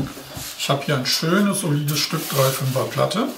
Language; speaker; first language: German; native; German